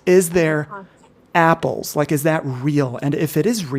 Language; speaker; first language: English; native; English